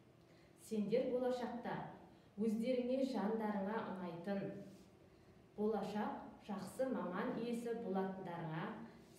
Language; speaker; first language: Kazakh; native; Kazakh